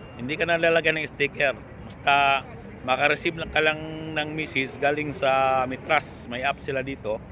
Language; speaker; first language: Filipino; non-native, local second language; Cebuano